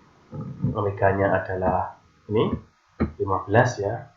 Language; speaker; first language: Indonesian; native; Indonesian